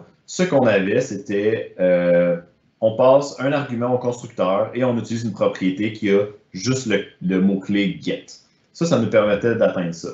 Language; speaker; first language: French; native; French